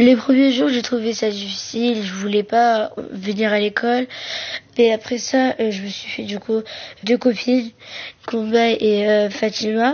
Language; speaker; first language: French; early bilingual, other home language; Arabic